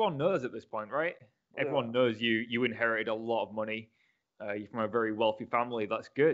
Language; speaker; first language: English; native; English